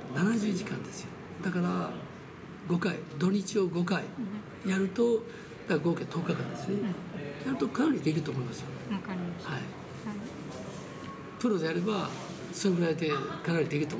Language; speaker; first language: Japanese; early bilingual, other home language; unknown